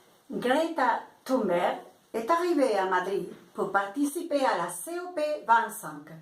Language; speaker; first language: French; non-native, fluent; Spanish